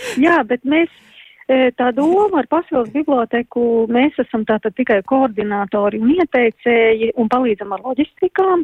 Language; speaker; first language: Latvian; native; Latvian